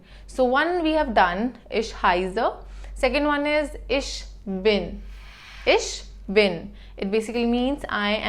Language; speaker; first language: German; non-native, fluent; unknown